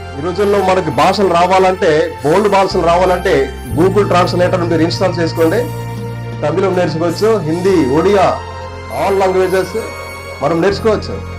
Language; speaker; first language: Telugu; non-native, local second language; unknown